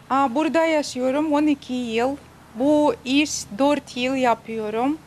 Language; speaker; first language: Turkish; non-native, learner; Russian